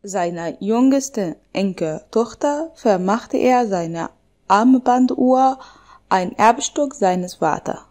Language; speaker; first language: German; non-native, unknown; Arabic